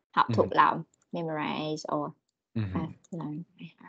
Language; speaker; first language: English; non-native, fluent; Vietnamese